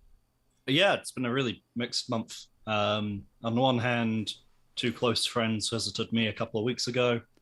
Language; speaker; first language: English; native; English